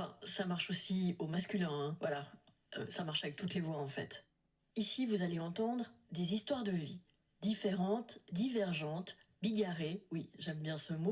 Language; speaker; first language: French; native; French